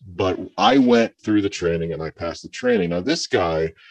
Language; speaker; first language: English; native; English